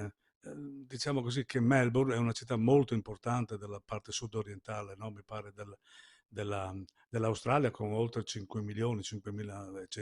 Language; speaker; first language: Italian; native; Italian